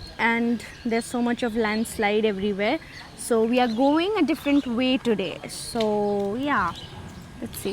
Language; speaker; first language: English; non-native, local second language; Malayalam